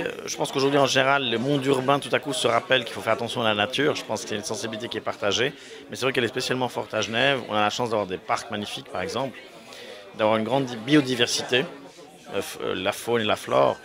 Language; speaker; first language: French; native; French